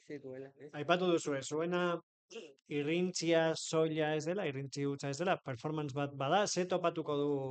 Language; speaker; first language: Basque; native; Basque